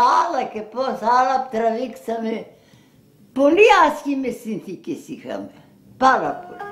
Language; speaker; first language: Greek; early bilingual, heritage; Greek